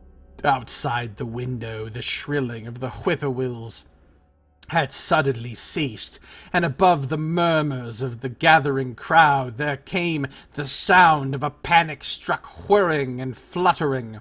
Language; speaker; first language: English; native; English